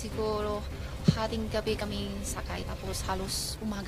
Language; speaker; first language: Filipino; non-native, learner; Chinese